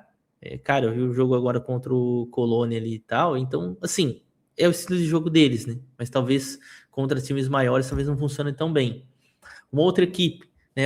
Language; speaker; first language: Portuguese; native; Portuguese